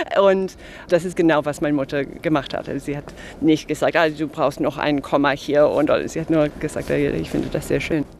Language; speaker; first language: German; non-native, fluent; English